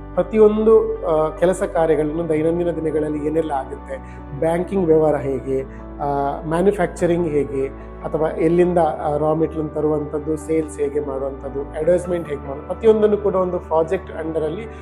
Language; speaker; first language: Kannada; native; Kannada